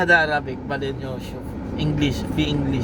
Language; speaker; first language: English; non-native, local second language; Arabic